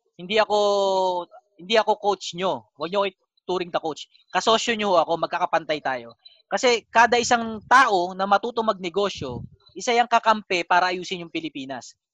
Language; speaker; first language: Filipino; native; Filipino